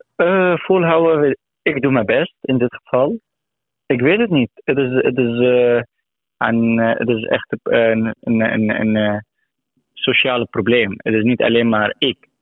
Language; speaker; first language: Dutch; non-native, learner; Arabic